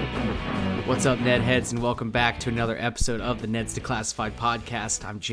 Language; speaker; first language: English; native; English